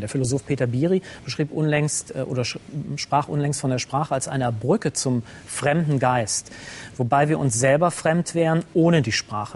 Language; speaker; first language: German; native; German